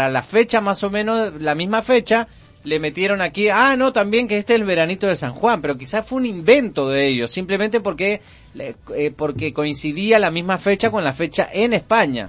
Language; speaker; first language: Spanish; native; Spanish